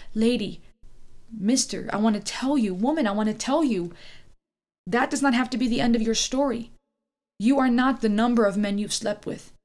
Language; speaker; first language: English; early bilingual, other home language; German